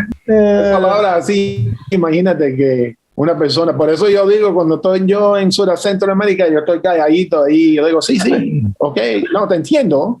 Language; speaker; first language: Spanish; early bilingual, heritage; English